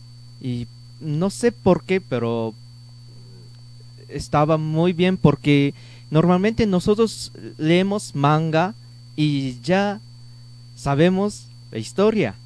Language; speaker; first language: Spanish; non-native, learner; Japanese